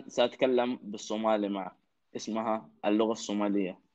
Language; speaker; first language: Arabic; non-native, learner; Somali